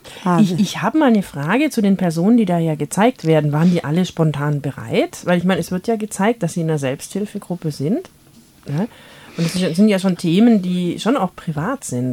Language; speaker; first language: German; native; German